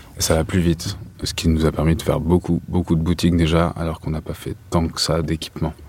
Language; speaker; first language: French; native; French